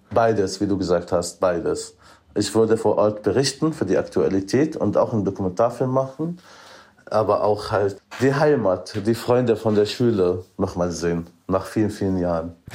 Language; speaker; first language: German; non-native, fluent; Arabic